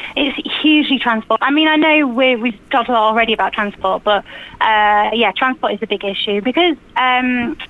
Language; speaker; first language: English; native; English